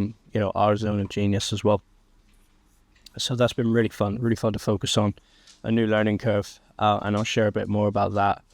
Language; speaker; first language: English; native; English